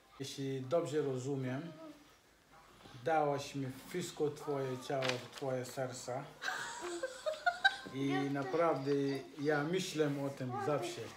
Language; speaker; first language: Polish; non-native, learner; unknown